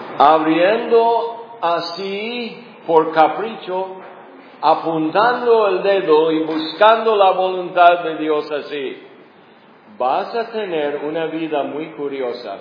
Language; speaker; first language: Spanish; non-native, fluent; English